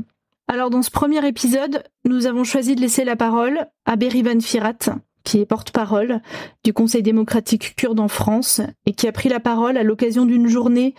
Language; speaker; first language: French; native; French